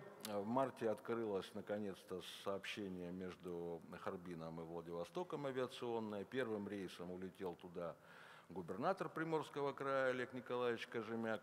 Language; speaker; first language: Russian; native; Russian